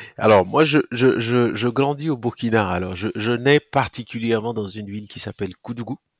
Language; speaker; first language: French; non-native, local second language; Mossi